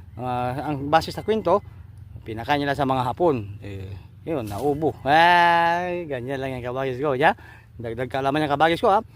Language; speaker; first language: Filipino; non-native, local second language; Iloko